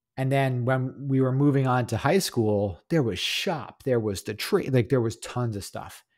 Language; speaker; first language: English; native; English